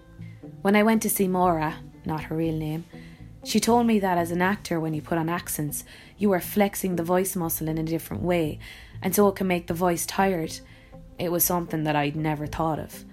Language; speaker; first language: English; native; English